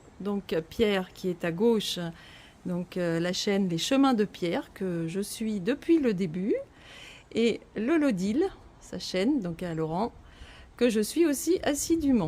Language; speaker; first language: French; native; French